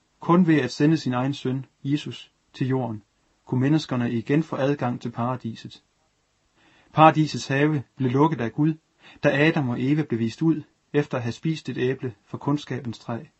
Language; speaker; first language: Danish; native; Danish